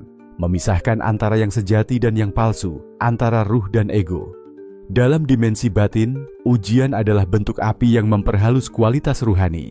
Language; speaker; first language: Indonesian; native; Indonesian